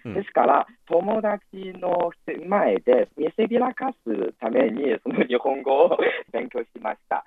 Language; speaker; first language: Japanese; non-native, fluent; Chinese